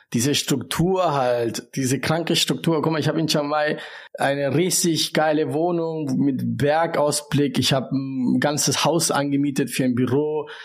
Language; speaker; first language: German; early bilingual, other home language; Spanish